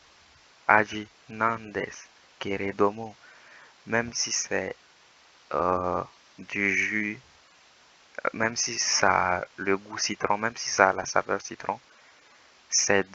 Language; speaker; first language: French; native; French